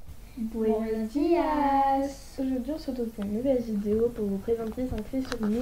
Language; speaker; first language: French; native; French